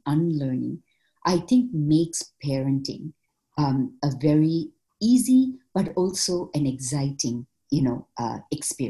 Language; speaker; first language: English; non-native, local second language; Malayalam